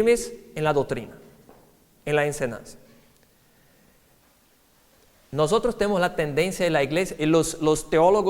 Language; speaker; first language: Spanish; non-native, fluent; Portuguese